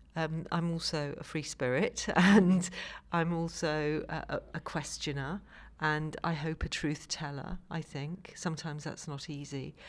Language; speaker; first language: English; native; English